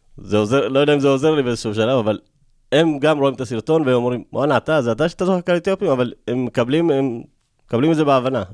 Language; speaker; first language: Hebrew; early bilingual, other home language; Amharic